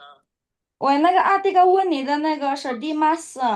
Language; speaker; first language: Chinese; non-native, fluent; Indonesian